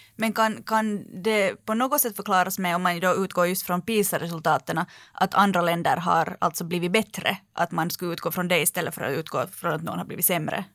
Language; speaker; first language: Swedish; native; Swedish